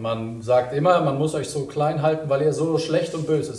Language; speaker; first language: German; native; German